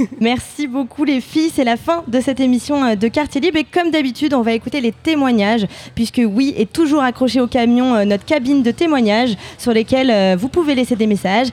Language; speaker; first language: French; native; French